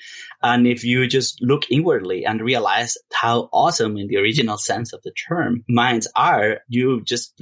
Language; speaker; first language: English; non-native, fluent; Spanish